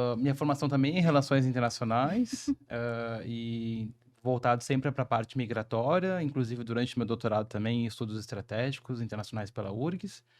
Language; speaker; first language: Portuguese; native; Portuguese